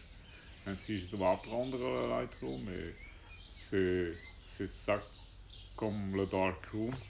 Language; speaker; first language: French; non-native, learner; Czech